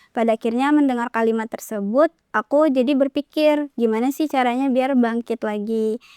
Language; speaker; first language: Indonesian; native; Indonesian